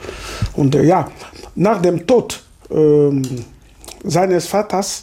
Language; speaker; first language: German; non-native, learner; Lingala